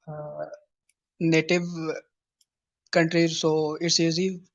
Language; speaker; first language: English; non-native, learner; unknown